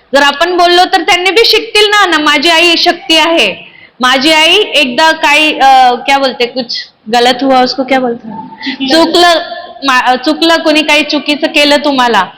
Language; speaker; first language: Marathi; non-native, local second language; Hindi